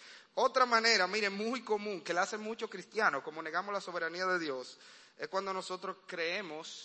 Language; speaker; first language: Spanish; native; Spanish